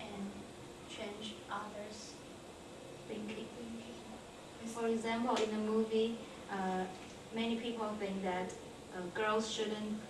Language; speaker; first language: English; non-native, learner; Chinese